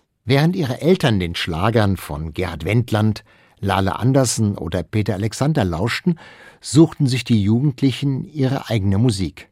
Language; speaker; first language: German; native; German